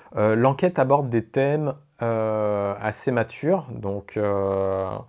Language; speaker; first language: French; native; French